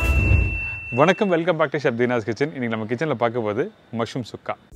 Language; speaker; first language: Tamil; native; Tamil